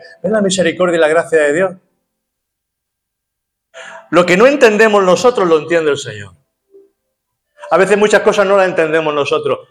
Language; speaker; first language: Spanish; native; Spanish